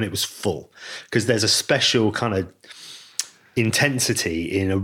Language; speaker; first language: English; native; English